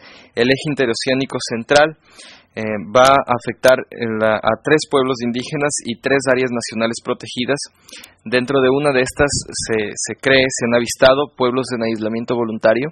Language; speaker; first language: Spanish; native; Spanish